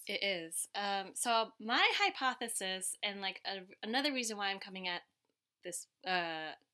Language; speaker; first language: English; early bilingual, other home language; Cantonese